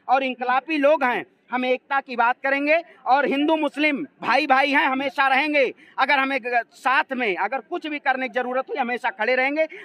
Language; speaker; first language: Hindi; native; Hindi